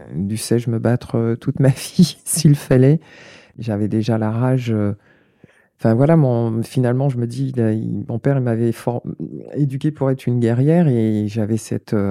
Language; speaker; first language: French; native; French